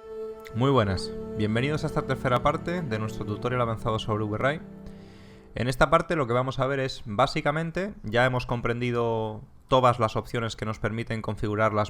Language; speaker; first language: Spanish; native; Spanish